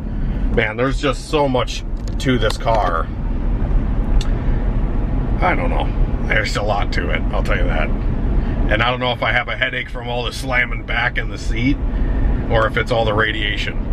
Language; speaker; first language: English; native; English